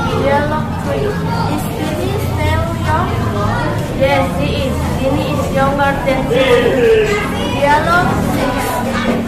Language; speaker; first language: English; non-native, learner; Indonesian